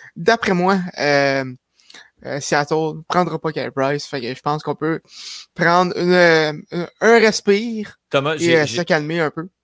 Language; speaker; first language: French; native; French